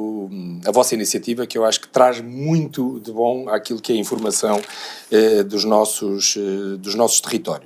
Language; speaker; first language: Portuguese; native; Portuguese